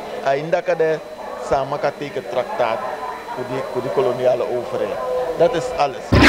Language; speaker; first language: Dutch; non-native, local second language; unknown